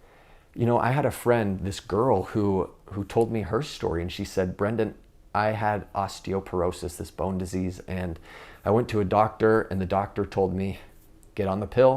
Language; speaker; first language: English; native; English